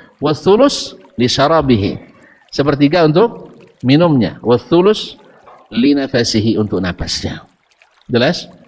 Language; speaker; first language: Malay; non-native, local second language; Minangkabau